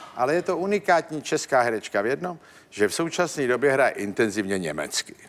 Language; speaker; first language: Czech; native; Czech